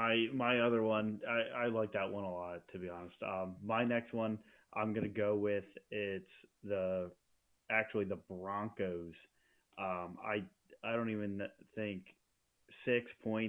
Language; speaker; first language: English; native; English